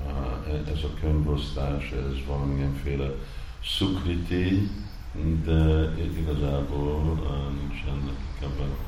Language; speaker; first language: Hungarian; non-native, fluent; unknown